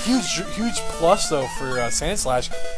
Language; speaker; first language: English; native; English